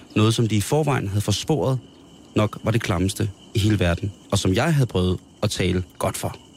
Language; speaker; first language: Danish; native; Danish